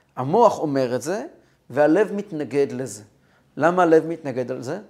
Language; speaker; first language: Hebrew; non-native, fluent; Russian